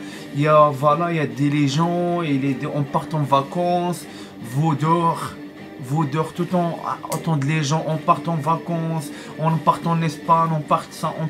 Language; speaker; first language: French; non-native, learner; Arabic